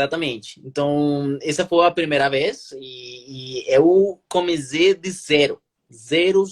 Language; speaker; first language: Portuguese; non-native, learner; Spanish